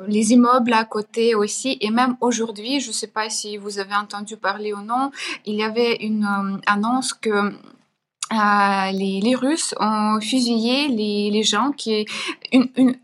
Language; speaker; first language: French; non-native, fluent; Ukrainian